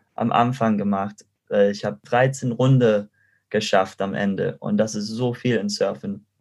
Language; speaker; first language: German; non-native, fluent; Spanish